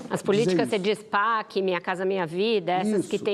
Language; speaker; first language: Portuguese; native; Portuguese